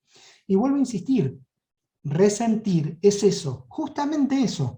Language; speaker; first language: Spanish; native; Spanish